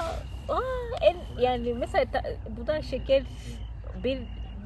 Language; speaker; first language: Turkish; non-native, fluent; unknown